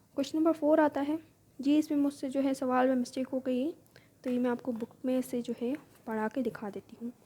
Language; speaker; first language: Urdu; native; Urdu